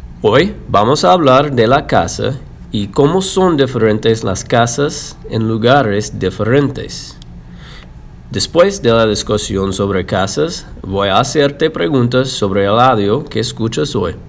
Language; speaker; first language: Spanish; non-native, fluent; English